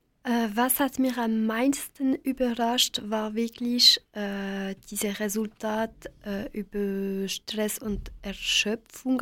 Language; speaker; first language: German; non-native, local second language; French